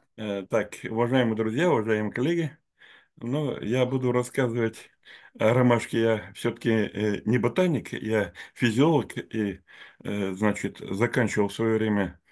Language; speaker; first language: Russian; native; Russian